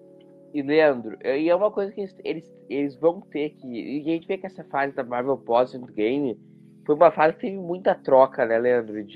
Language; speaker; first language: Portuguese; native; Portuguese